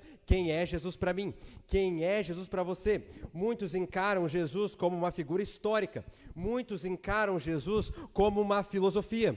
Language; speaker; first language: Portuguese; native; Portuguese